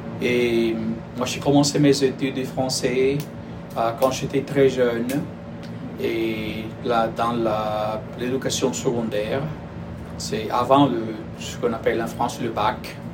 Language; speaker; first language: French; non-native, fluent; Spanish